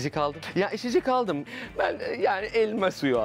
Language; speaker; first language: Turkish; non-native, fluent; Arabic